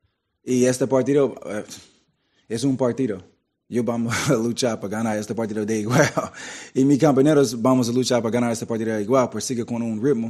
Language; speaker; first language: Spanish; non-native, learner; English